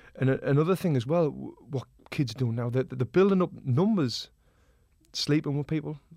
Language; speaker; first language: English; native; English